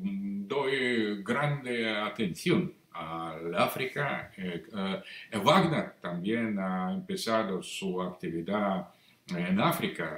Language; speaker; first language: Portuguese; non-native, learner; Russian